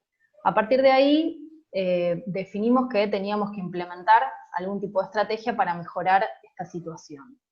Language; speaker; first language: Spanish; native; Spanish